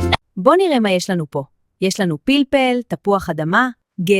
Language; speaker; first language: Hebrew; native; Hebrew